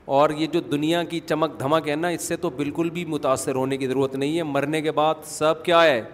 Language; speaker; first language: Urdu; native; Urdu